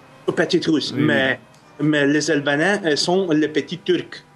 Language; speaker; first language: French; non-native, fluent; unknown